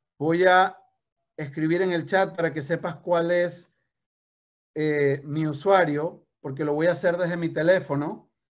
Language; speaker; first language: Spanish; native; Spanish